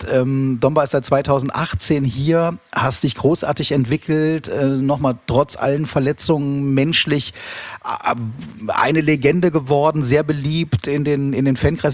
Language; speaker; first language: German; native; German